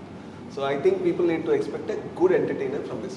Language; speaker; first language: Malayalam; non-native, learner; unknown